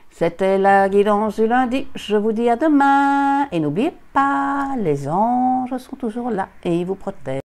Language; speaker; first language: French; native; French